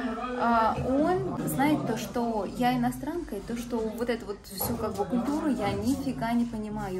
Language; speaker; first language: Russian; native; Russian